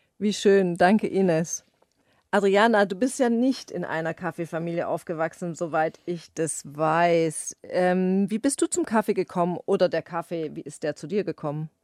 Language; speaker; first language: German; native; German